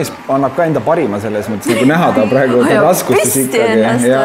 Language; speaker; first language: Estonian; native; Estonian